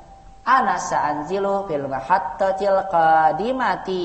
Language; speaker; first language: Arabic; non-native, fluent; Indonesian